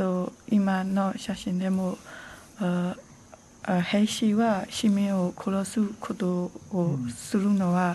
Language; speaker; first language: Japanese; non-native, learner; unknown